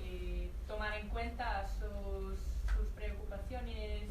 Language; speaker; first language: Spanish; non-native, fluent; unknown